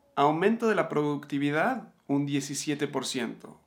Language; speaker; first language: Spanish; native; Spanish